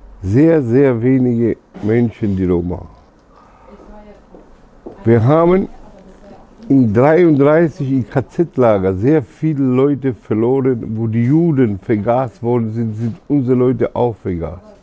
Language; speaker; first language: German; early bilingual, other home language; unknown